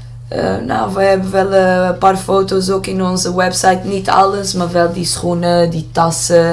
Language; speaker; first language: Dutch; non-native, learner; Portuguese